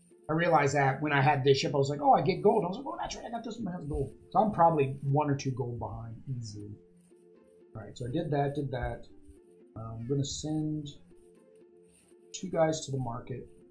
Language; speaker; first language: English; native; English